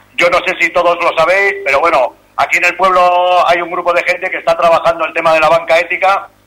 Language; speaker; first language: Spanish; non-native, local second language; Basque